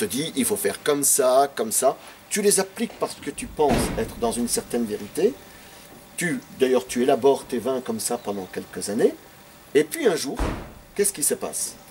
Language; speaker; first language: French; native; French